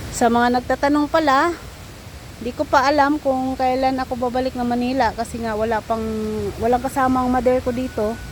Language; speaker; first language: Filipino; non-native, local second language; Cebuano